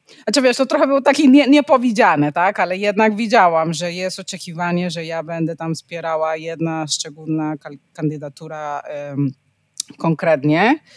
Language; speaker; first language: Polish; non-native, fluent; Spanish